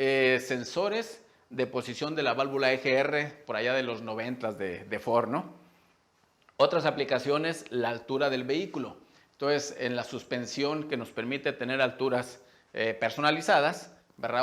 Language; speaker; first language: Spanish; native; Spanish